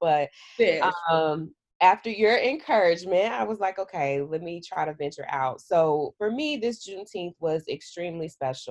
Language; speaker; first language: English; native; English